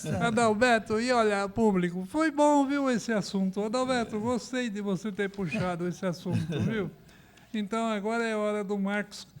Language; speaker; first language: Portuguese; native; Portuguese